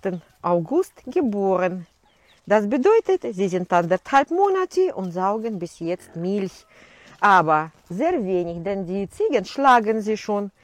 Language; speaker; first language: German; non-native, fluent; Russian